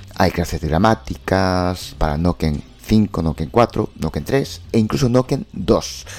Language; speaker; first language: Spanish; native; Spanish